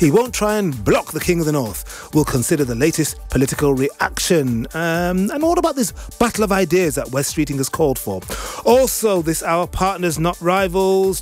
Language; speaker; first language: English; native; English